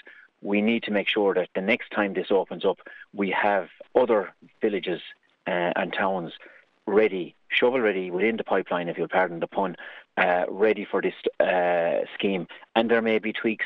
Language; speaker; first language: English; native; English